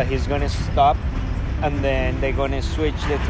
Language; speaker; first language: English; non-native, fluent; Spanish